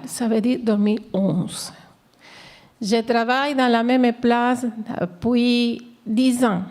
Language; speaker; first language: French; non-native, learner; Spanish